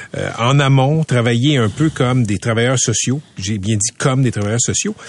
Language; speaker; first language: French; native; French